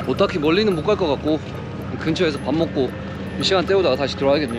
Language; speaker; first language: Korean; native; Korean